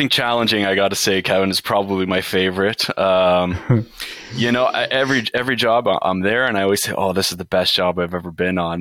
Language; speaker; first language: English; native; English